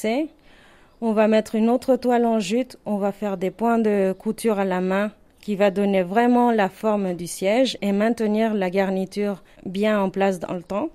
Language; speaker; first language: French; non-native, fluent; Spanish